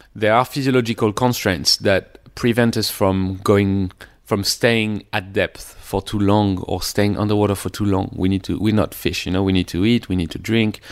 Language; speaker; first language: English; non-native, fluent; French